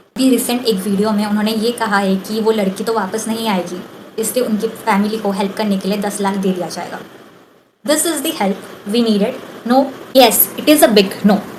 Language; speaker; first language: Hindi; non-native, local second language; Bangla